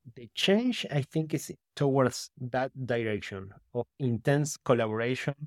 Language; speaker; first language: English; non-native, fluent; Spanish